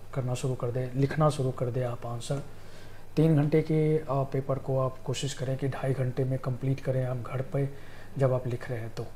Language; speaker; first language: Hindi; native; Hindi